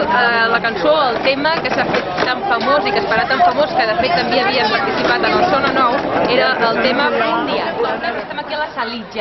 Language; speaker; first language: Catalan; native; Catalan